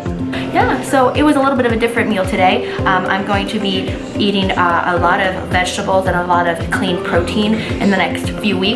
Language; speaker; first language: English; native; English